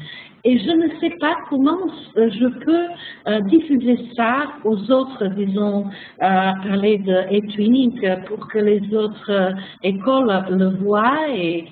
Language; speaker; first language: French; non-native, fluent; Macedonian